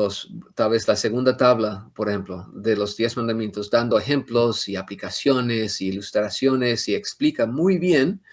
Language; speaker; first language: Spanish; non-native, fluent; English